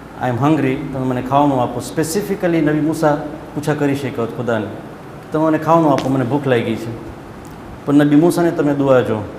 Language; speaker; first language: Gujarati; early bilingual, heritage; Gujarati